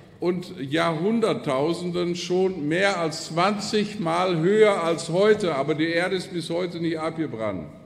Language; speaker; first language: German; native; German